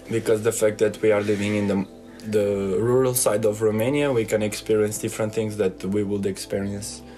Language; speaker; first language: English; non-native, fluent; Portuguese